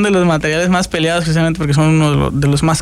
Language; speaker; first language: Spanish; native; Spanish